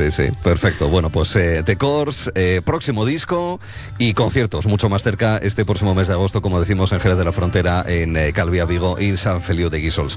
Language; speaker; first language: Spanish; native; Spanish